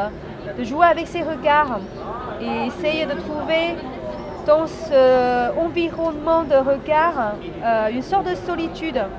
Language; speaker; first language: French; non-native, fluent; Chinese